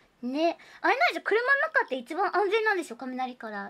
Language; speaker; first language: Japanese; native; Japanese